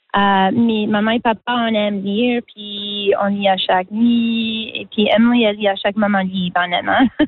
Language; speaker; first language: French; non-native, local second language; English